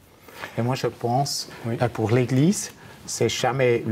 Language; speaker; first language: French; non-native, fluent; German